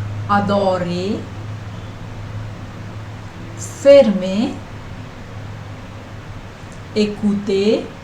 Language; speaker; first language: French; non-native, learner; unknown